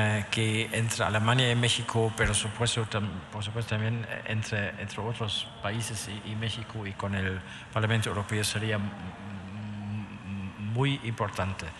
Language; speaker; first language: Spanish; non-native, fluent; German